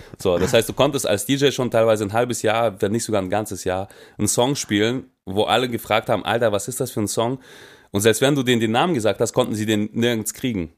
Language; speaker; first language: German; native; German